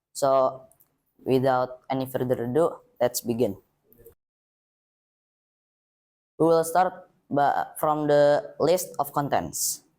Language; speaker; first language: English; non-native, learner; Indonesian